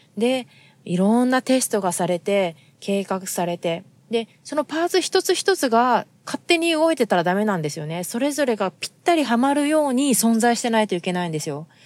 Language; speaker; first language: Japanese; native; Japanese